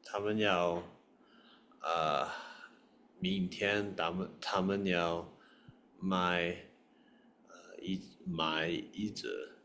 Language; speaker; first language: Chinese; non-native, learner; Indonesian